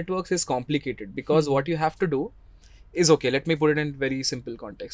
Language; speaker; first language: English; non-native, local second language; Odia